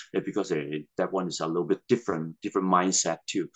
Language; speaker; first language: English; non-native, local second language; Cantonese